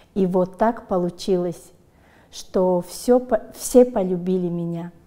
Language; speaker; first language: Russian; non-native, local second language; Tajik